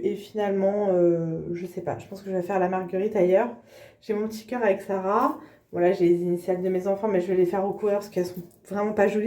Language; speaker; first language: French; native; French